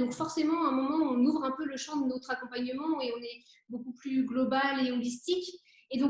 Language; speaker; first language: French; native; French